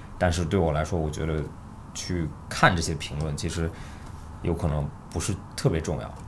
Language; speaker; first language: Chinese; early bilingual, heritage; Chinese